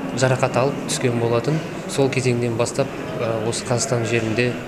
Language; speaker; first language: Kazakh; non-native, local second language; Russian